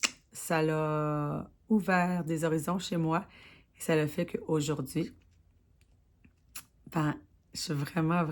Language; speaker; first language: French; native; French